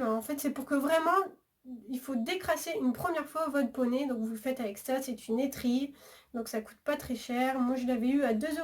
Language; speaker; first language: French; native; French